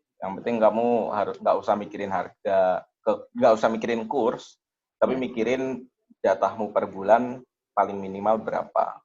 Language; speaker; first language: Indonesian; native; Indonesian